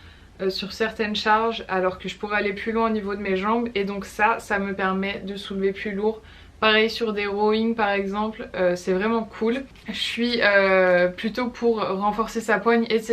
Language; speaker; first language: French; native; French